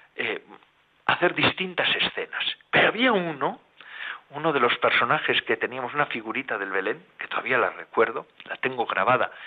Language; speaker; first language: Spanish; native; Spanish